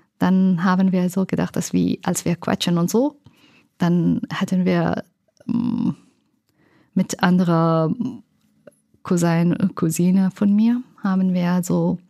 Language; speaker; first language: German; non-native, learner; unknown